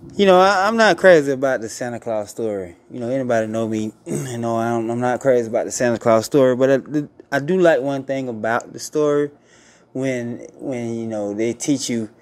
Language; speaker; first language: English; native; English